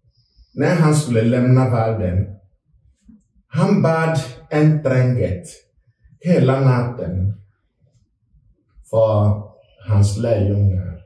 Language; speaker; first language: Swedish; non-native, fluent; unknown